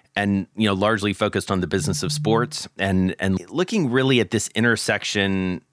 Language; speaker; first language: English; native; English